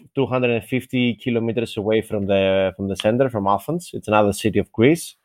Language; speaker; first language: English; non-native, fluent; Greek